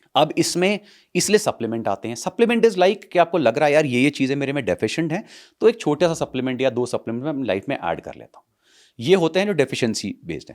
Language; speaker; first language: Hindi; non-native, local second language; Punjabi